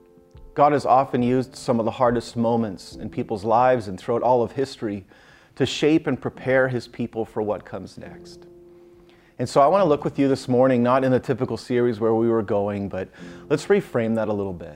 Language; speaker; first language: English; native; English